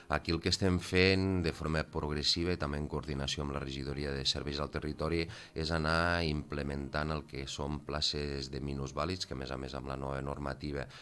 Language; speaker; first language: Catalan; native; Catalan